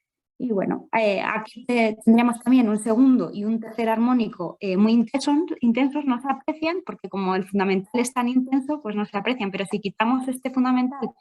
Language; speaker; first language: Spanish; native; Spanish